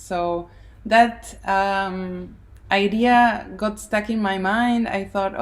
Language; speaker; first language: English; non-native, fluent; Spanish